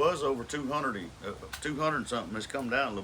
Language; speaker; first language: English; native; English